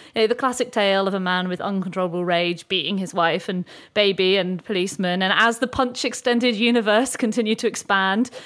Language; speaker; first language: English; native; English